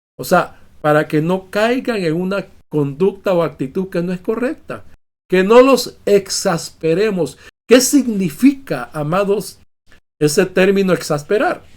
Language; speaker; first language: Spanish; native; Spanish